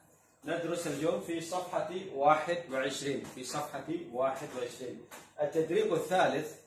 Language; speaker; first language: Arabic; non-native, fluent; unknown